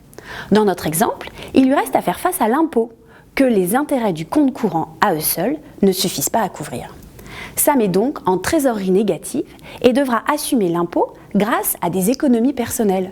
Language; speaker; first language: French; native; French